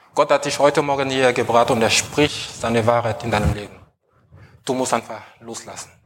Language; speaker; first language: German; non-native, fluent; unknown